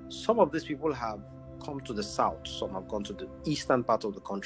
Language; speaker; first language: English; non-native, local second language; Arabic